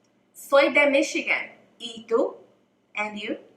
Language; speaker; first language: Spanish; non-native, fluent; English